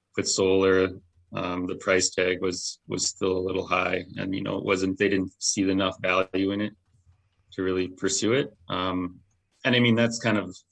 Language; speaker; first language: English; native; English